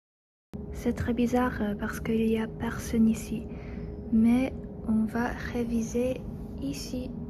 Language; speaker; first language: French; non-native, fluent; Korean